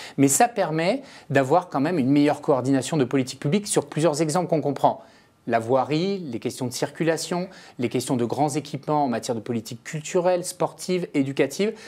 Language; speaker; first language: French; native; French